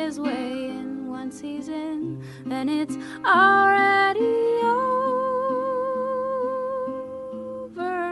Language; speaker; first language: English; native; English